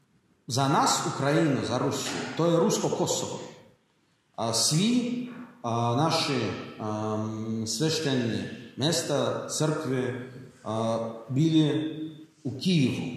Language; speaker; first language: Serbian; non-native, learner; Russian